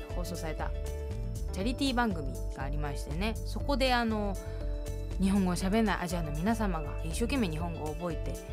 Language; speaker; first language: Japanese; early bilingual, heritage; Japanese